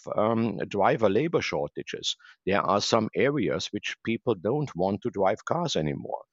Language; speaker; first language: English; non-native, fluent; German